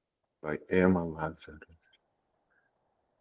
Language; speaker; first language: English; non-native, learner; Portuguese